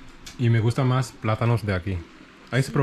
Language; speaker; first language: Spanish; non-native, learner; Swahili